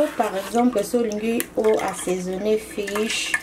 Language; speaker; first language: French; non-native, local second language; Lingala